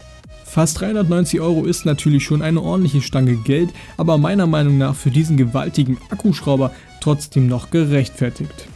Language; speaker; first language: German; native; German